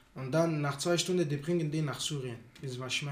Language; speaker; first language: German; non-native, learner; Arabic